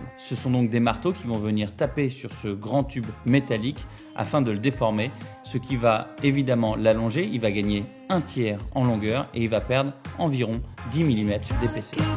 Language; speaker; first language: French; native; French